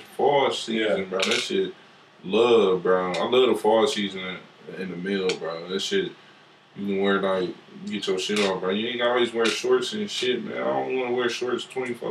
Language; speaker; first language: English; native; English